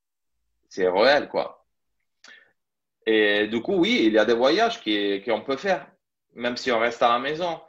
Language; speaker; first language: French; non-native, fluent; Italian